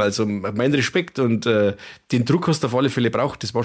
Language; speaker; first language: German; native; German